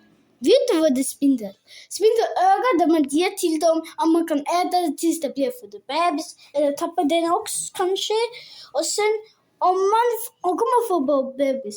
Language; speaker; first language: Swedish; non-native, local second language; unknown